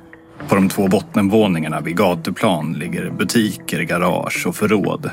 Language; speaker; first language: Swedish; native; Swedish